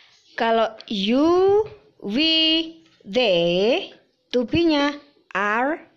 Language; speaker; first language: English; non-native, fluent; Indonesian